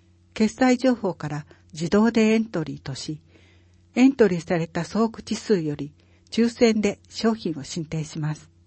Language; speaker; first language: Japanese; native; Japanese